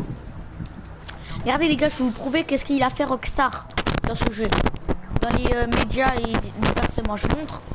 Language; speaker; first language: French; native; French